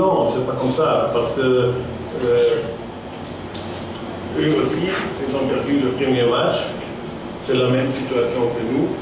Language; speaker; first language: French; non-native, fluent; German